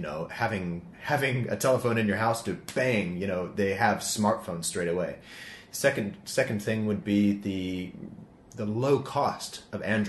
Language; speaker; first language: English; native; English